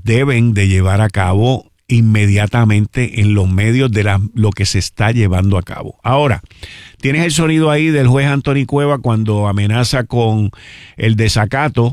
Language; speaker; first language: Spanish; native; Spanish